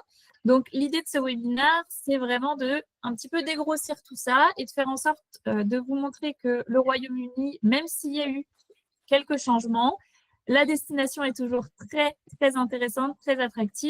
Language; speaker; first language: French; native; French